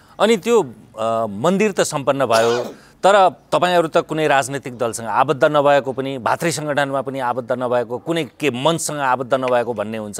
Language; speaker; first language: Nepali; native; Nepali